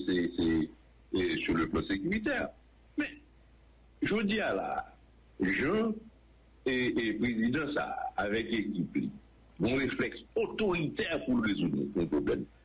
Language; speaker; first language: French; non-native, local second language; Haitian Creole